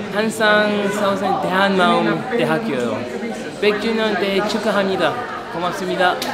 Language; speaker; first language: Korean; non-native, fluent; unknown